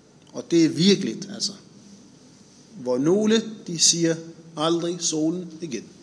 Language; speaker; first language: Danish; non-native, fluent; Arabic